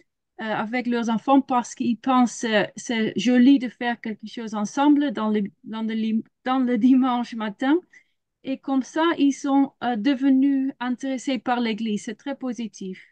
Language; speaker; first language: French; non-native, learner; Dutch